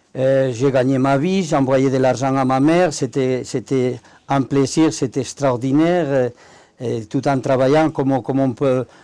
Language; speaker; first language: French; non-native, fluent; Spanish